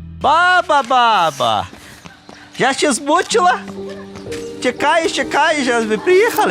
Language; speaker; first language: Ukrainian; early bilingual, heritage; Portuguese